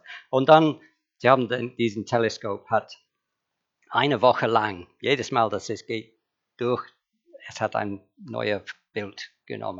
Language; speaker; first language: German; non-native, fluent; English